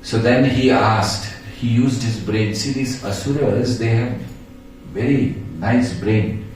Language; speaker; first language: English; non-native, local second language; Hindi